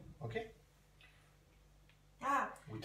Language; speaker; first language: English; non-native, learner; French